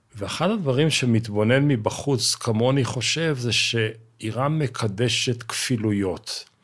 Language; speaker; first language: Hebrew; native; Hebrew